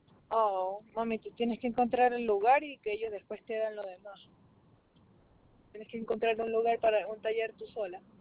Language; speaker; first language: Spanish; early bilingual, heritage; Spanish